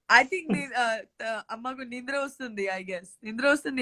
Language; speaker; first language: Telugu; non-native, learner; Gujarati